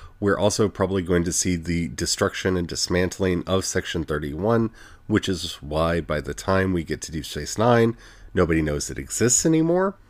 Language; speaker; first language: English; native; English